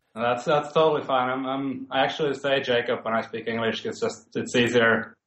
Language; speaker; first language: English; non-native, fluent; Finnish